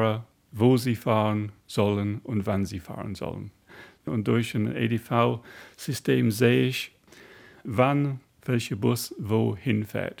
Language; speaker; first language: German; non-native, fluent; English